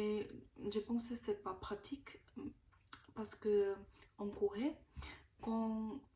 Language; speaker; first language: French; non-native, learner; Korean